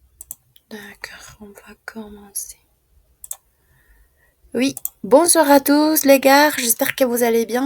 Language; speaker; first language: French; non-native, fluent; Spanish